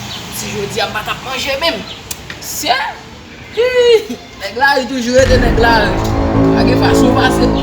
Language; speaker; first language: French; non-native, learner; Haitian Creole